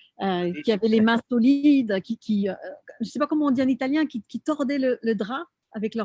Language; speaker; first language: French; native; French